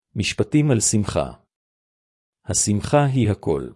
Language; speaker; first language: Hebrew; native; Hebrew